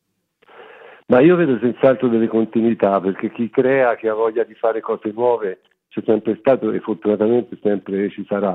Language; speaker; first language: Italian; native; Italian